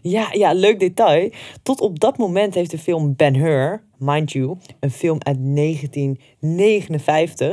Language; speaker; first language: Dutch; native; Dutch